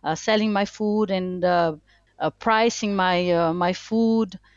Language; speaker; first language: English; non-native, fluent; Portuguese